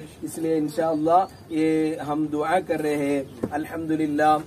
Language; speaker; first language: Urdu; non-native, local second language; Malayalam